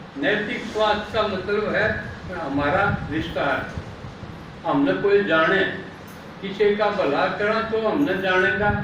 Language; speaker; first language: Hindi; native; Hindi